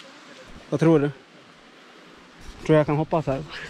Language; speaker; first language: Swedish; native; Swedish